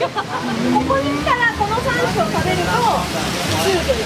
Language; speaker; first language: Japanese; native; Japanese